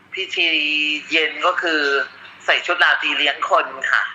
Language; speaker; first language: Thai; native; Thai